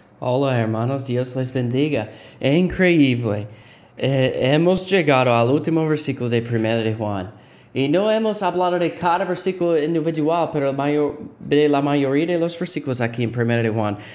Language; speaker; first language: Spanish; non-native, fluent; English